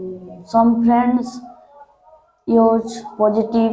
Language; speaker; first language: English; non-native, learner; Hindi